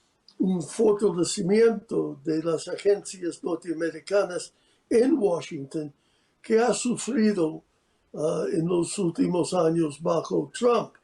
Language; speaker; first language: Spanish; non-native, fluent; English